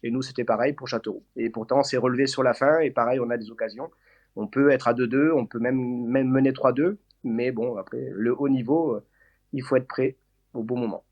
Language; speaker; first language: French; native; French